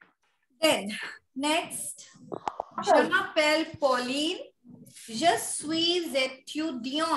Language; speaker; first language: French; non-native, fluent; Hindi